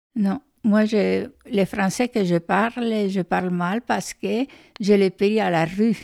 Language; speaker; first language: French; non-native, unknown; Spanish